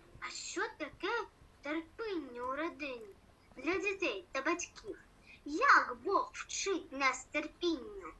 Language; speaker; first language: Ukrainian; non-native, local second language; Russian